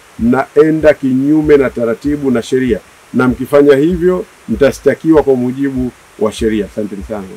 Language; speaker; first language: Swahili; native; Swahili